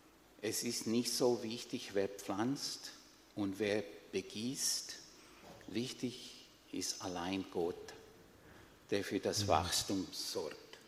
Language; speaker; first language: German; non-native, fluent; Spanish